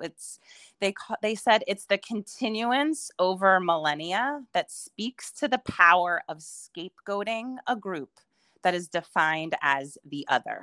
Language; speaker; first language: English; native; English